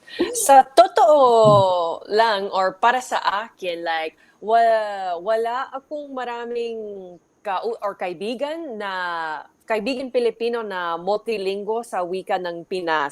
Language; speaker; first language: Filipino; early bilingual, heritage; English